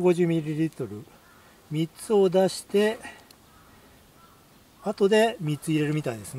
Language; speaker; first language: Japanese; native; Japanese